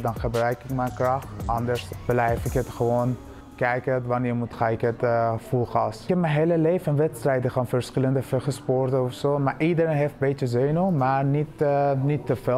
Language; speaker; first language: Dutch; early bilingual, other home language; Persian